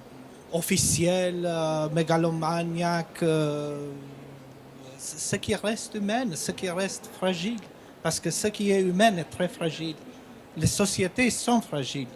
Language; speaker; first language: French; non-native, fluent; Albanian